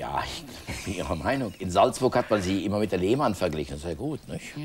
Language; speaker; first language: German; native; German